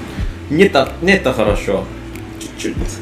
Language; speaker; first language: Russian; non-native, learner; Indonesian